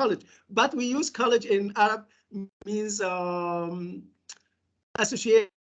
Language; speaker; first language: English; non-native, fluent; Arabic